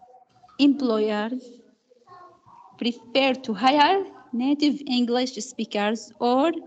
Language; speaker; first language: English; non-native, learner; Arabic